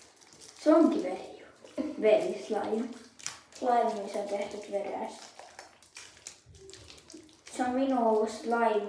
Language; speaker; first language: Estonian; early bilingual, heritage; Estonian